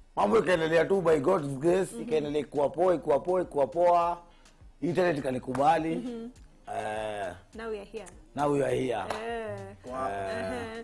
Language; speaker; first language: Swahili; native; Swahili